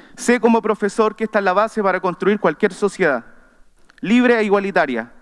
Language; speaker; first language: Spanish; native; Spanish